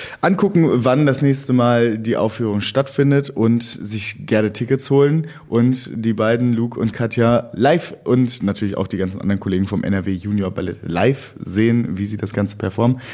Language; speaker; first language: German; native; German